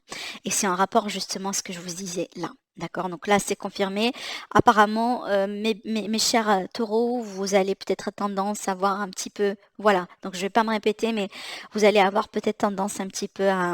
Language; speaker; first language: French; native; French